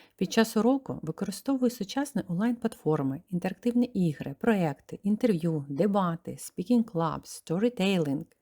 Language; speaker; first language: Ukrainian; non-native, fluent; Romanian